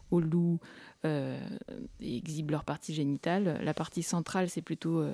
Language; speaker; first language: French; early bilingual, other home language; Russian